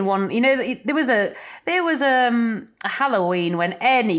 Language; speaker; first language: English; native; English